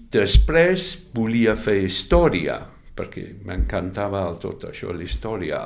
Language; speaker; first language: Catalan; non-native, fluent; English